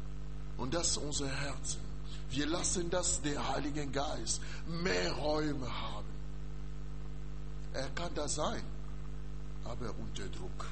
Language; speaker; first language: German; non-native, learner; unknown